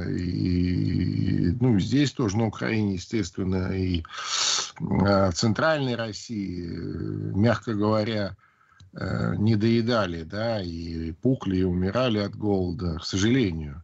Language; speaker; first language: Russian; native; Russian